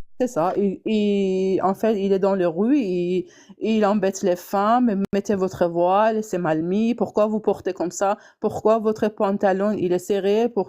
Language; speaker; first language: French; non-native, fluent; Persian